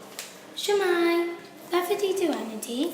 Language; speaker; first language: Welsh; non-native, learner; English